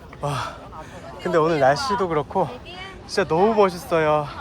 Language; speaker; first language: Korean; native; Korean